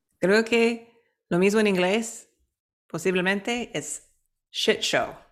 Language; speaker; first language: Spanish; non-native, fluent; English